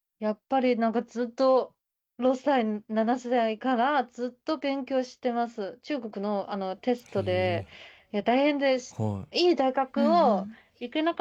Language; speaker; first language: Japanese; non-native, fluent; Chinese